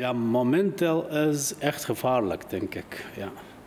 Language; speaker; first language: Dutch; non-native, learner; Uyghur